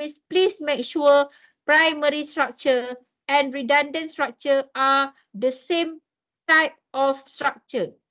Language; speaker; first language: English; non-native, local second language; Malay